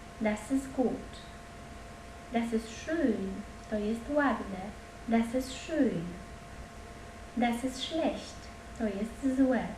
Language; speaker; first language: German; non-native, learner; Polish